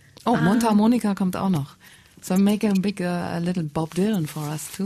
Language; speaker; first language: German; native; German